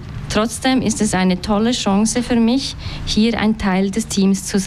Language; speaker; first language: German; native; German